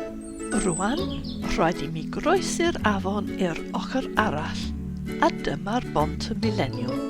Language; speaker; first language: Welsh; non-native, fluent; English